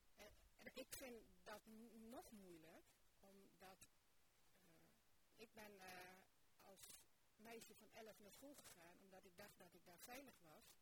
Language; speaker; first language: Dutch; native; Dutch